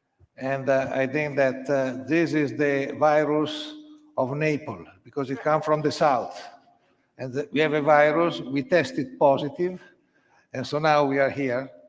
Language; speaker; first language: English; non-native, learner; Italian